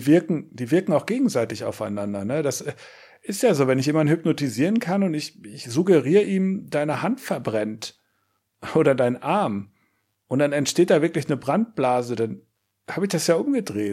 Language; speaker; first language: German; native; German